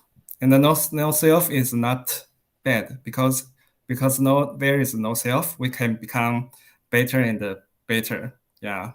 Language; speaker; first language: English; non-native, learner; Chinese